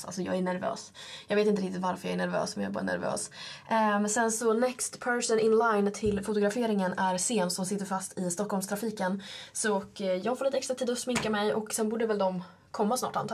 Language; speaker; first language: Swedish; native; Swedish